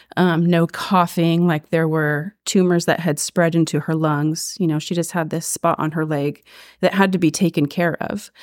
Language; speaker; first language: English; native; English